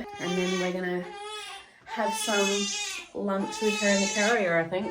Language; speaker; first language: English; native; English